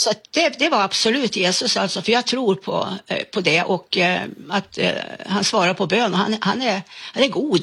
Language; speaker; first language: Swedish; native; Swedish